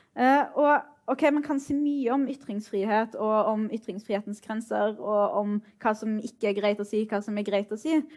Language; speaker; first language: Norwegian; early bilingual, other home language; Arabic